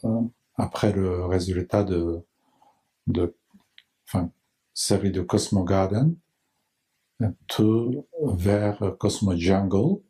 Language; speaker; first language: French; non-native, learner; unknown